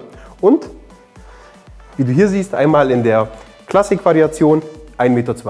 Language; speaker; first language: German; native; German